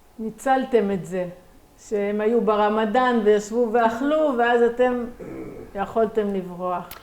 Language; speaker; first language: Hebrew; native; Hebrew